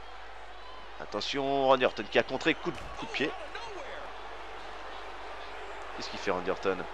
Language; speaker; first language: French; native; French